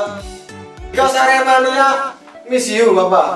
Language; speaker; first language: English; non-native, learner; Indonesian